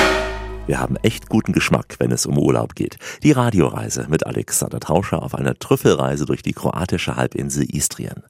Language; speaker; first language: German; native; German